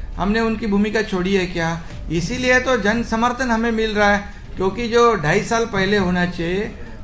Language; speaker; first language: Hindi; non-native, local second language; Marathi